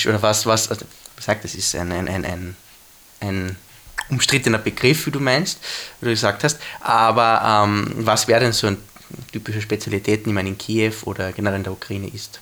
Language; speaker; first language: German; native; German